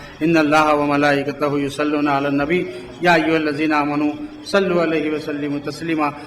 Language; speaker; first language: Urdu; native; Urdu